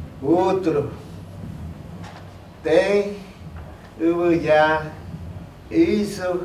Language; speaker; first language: Portuguese; non-native, local second language; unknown